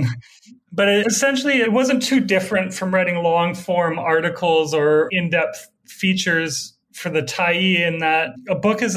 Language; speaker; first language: English; native; English